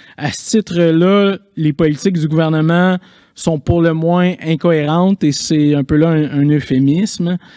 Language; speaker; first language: French; native; French